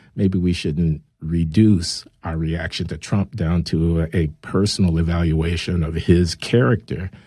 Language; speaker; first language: English; native; English